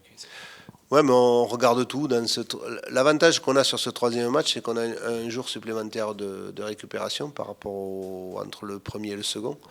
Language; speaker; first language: French; native; French